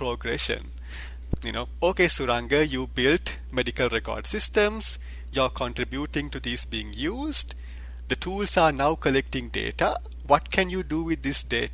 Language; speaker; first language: English; non-native, local second language; Sinhala